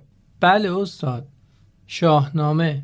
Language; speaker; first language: Persian; non-native, learner; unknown